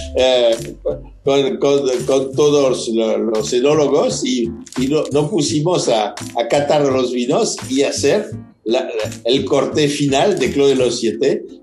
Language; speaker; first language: Spanish; non-native, fluent; French